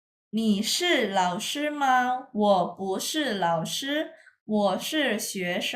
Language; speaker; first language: Chinese; non-native, fluent; Indonesian